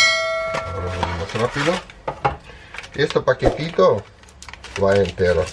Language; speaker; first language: Spanish; non-native, fluent; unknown